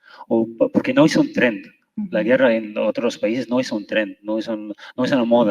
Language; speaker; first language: Spanish; non-native, fluent; Arabic